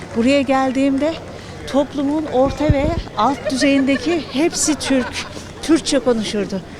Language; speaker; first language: Turkish; native; Turkish